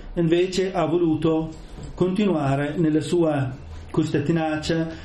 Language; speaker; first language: Italian; non-native, fluent; Arabic